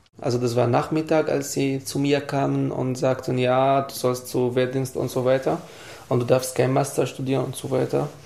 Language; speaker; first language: German; non-native, fluent; Arabic